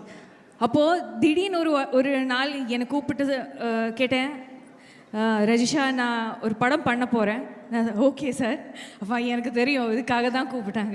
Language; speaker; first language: Tamil; non-native, fluent; Malayalam